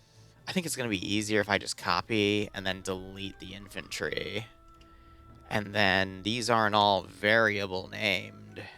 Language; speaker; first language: English; native; English